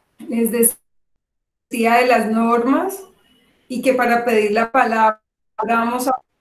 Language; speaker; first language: Spanish; native; Spanish